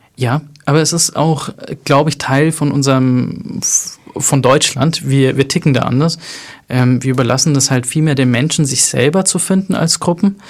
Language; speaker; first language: German; native; German